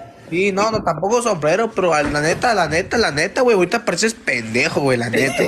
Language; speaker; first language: Spanish; early bilingual, other home language; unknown